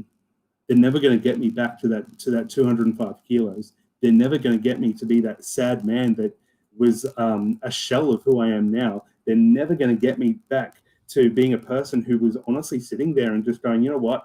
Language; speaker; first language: English; native; English